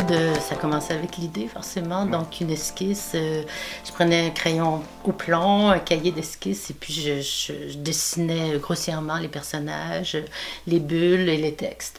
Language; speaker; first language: French; native; French